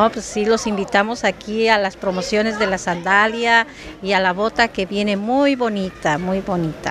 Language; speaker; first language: Spanish; native; Spanish